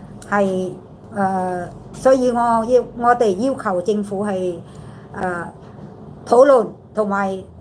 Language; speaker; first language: Cantonese; non-native, learner; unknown